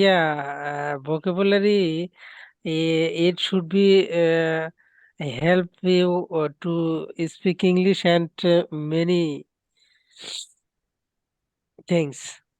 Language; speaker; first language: English; non-native, learner; Bangla